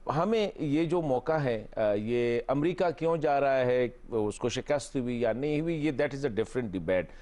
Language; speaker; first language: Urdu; non-native, local second language; Pashto